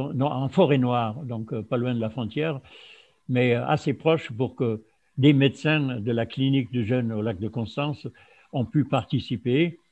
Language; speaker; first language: French; non-native, fluent; German